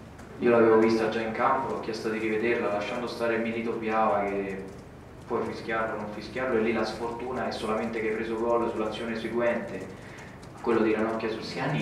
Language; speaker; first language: Italian; native; Italian